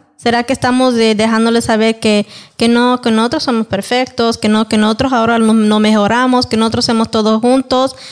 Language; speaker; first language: Spanish; early bilingual, heritage; Spanish